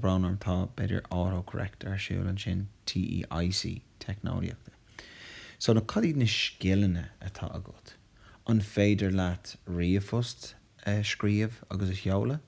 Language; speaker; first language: Irish; non-native, local second language; English